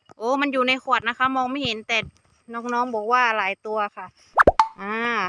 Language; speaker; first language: Thai; native; Thai